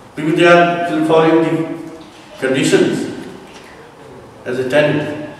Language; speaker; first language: English; non-native, local second language; Urdu